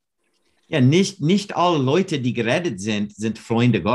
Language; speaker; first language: German; non-native, learner; English